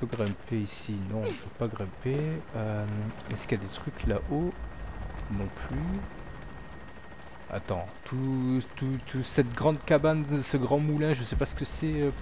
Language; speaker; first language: French; native; French